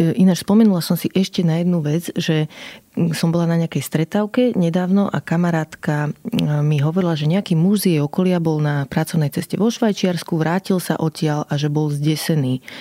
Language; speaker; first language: Slovak; native; Slovak